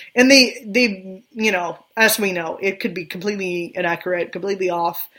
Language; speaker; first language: English; non-native, fluent; Swedish